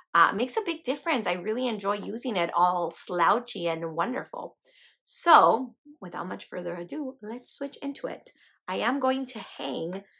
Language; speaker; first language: English; native; English